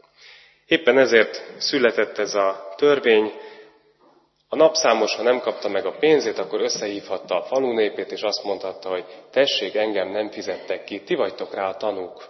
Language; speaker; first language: Hungarian; native; Hungarian